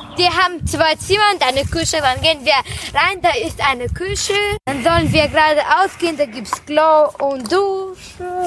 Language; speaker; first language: German; early bilingual, other home language; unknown